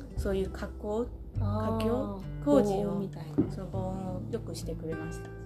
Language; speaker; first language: Japanese; non-native, fluent; Chinese